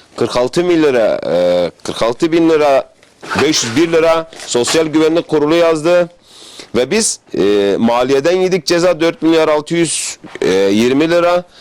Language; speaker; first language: Turkish; native; Turkish